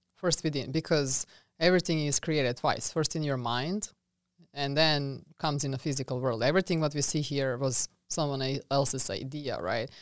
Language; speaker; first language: English; non-native, fluent; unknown